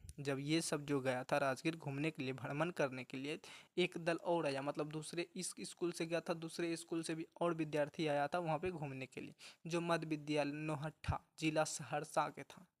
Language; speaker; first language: Hindi; native; Hindi